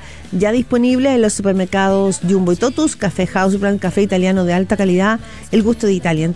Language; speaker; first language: Spanish; native; Spanish